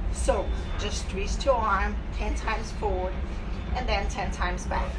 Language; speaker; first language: English; non-native, fluent; Portuguese